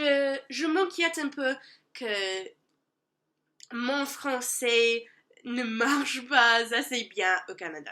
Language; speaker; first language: French; non-native, learner; English